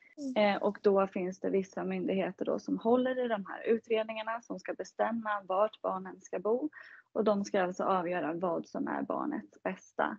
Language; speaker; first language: Swedish; native; Swedish